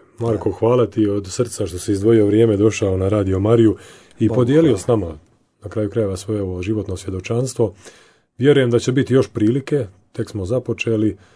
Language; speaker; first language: Croatian; native; Croatian